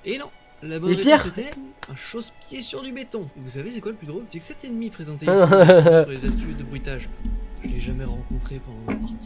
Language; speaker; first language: French; native; French